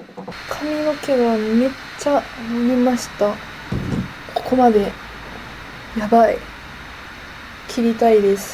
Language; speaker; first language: Japanese; non-native, learner; French